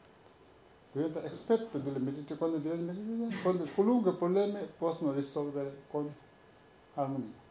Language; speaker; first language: Italian; non-native, learner; Tibetan